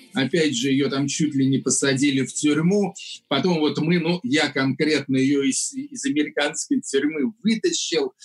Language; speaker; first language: Russian; native; Russian